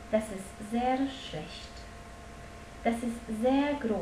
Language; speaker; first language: German; non-native, fluent; Polish